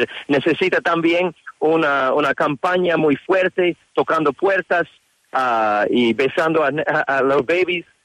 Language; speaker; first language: Spanish; non-native, learner; English